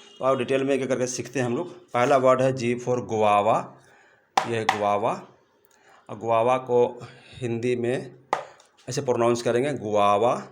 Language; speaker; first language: Urdu; native; Urdu